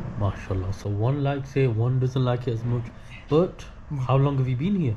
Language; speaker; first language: English; native; English